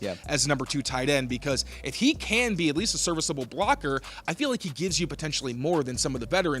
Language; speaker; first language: English; native; English